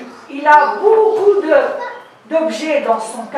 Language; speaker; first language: French; non-native, local second language; Arabic